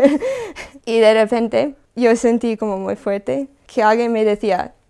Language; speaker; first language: Spanish; non-native, fluent; English